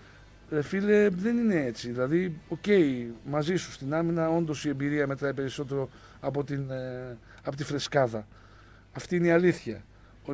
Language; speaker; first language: Greek; native; Greek